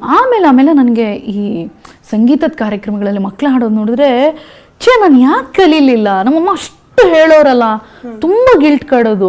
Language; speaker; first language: Kannada; native; Kannada